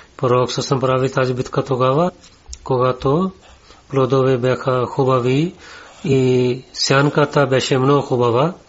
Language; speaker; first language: Bulgarian; non-native, learner; Urdu